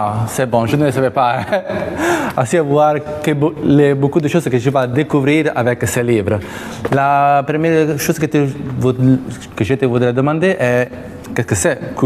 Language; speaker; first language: French; non-native, learner; Italian